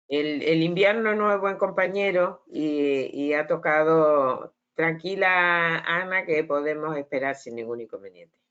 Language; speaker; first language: Spanish; native; Spanish